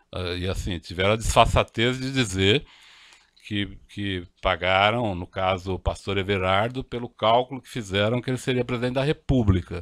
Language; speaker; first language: Portuguese; native; Portuguese